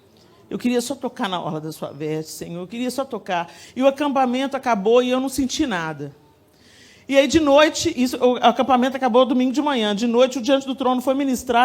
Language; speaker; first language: Portuguese; native; Portuguese